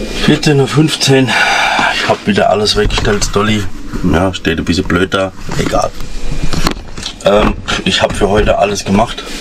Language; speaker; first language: German; native; German